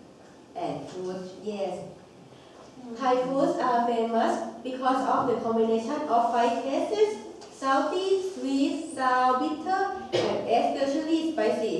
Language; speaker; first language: English; non-native, local second language; Thai